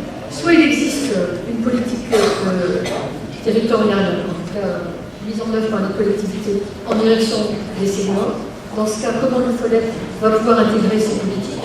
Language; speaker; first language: French; native; French